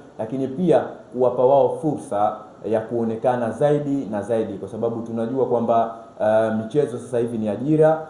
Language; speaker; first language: Swahili; native; Swahili